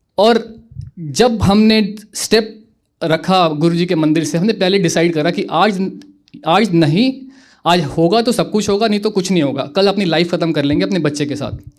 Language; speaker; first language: Hindi; native; Hindi